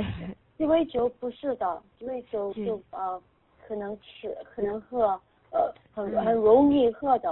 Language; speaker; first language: Chinese; non-native, learner; Korean